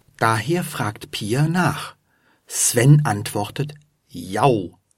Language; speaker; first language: German; native; German